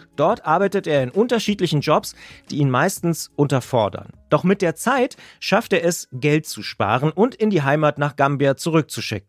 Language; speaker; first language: German; native; German